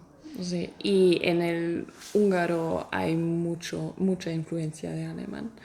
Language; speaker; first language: Spanish; non-native, fluent; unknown